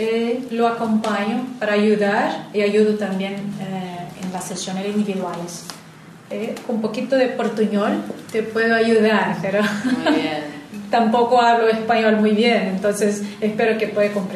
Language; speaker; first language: Spanish; non-native, learner; Portuguese